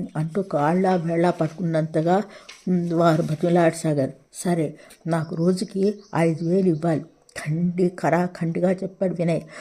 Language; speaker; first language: Telugu; native; Telugu